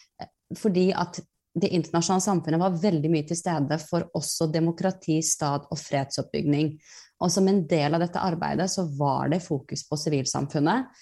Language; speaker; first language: Norwegian; early bilingual, other home language; Persian